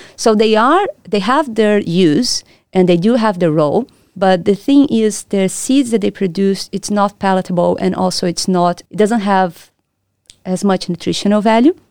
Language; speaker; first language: English; non-native, fluent; Portuguese